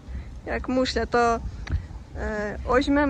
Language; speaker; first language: Polish; non-native, learner; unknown